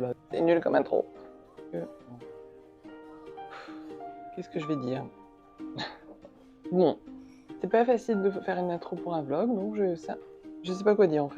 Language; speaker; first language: French; native; French